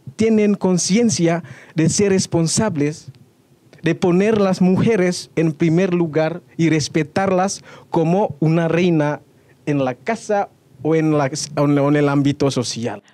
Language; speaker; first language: Spanish; non-native, fluent; Indonesian